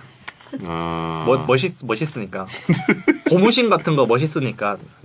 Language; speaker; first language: Korean; native; Korean